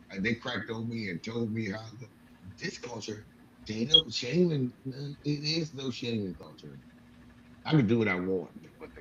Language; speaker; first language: English; native; English